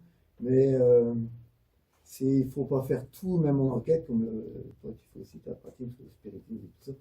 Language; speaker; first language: French; native; French